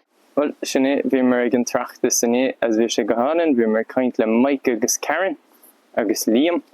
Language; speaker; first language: Irish; non-native, local second language; English